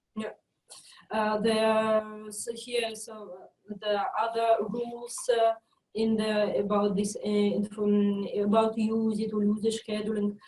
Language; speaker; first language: English; non-native, fluent; French